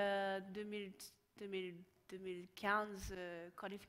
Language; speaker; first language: French; non-native, learner; Japanese